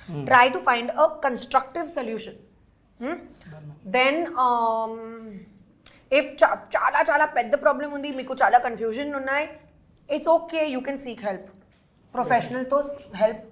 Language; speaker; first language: Telugu; non-native, fluent; Hindi